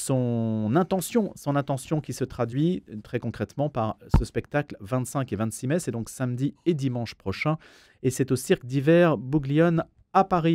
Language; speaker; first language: French; native; French